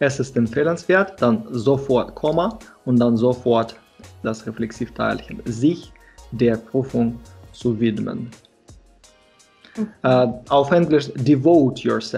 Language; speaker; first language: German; non-native, fluent; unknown